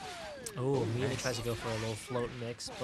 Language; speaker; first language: English; native; English